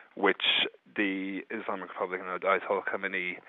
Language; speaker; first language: English; native; English